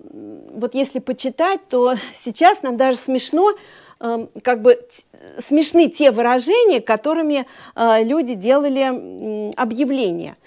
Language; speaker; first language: Russian; native; Russian